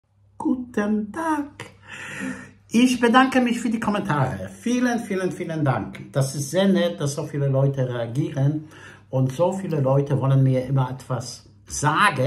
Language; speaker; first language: German; non-native, fluent; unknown